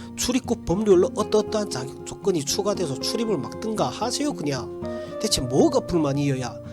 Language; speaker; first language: Korean; early bilingual, heritage; Korean